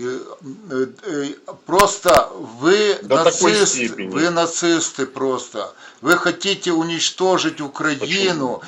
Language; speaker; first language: Russian; non-native, local second language; Ukrainian